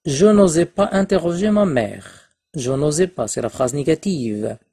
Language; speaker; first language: French; non-native, local second language; Arabic